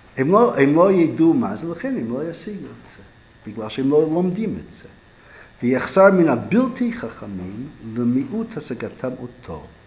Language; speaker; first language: Hebrew; non-native, fluent; English